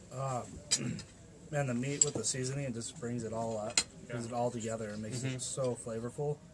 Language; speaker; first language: English; native; English